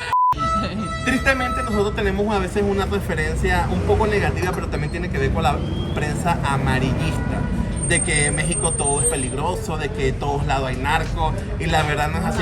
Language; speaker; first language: Spanish; native; Spanish